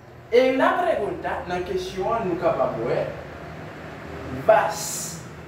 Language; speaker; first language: Spanish; non-native, learner; Haitian Creole